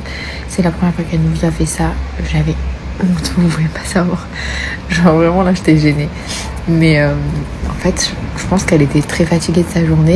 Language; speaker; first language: French; native; French